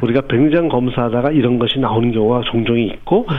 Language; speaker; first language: Korean; native; Korean